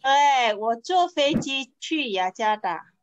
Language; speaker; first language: Chinese; non-native, fluent; Indonesian